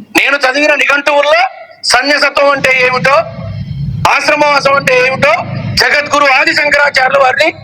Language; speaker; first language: Telugu; native; Telugu